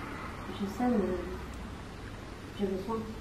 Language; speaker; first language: French; non-native, learner; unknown